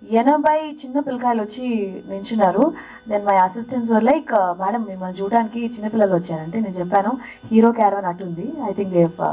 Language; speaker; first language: Telugu; early bilingual, heritage; Telugu